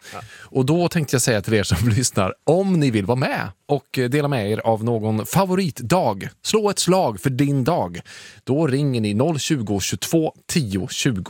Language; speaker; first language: Swedish; native; Swedish